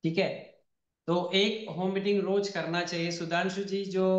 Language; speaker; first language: Hindi; non-native, local second language; Telugu